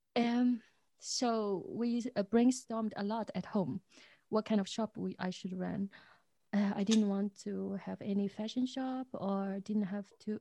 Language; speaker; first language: English; non-native, fluent; Chinese